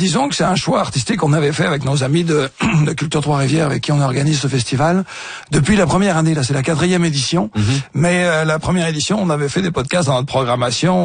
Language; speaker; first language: French; native; French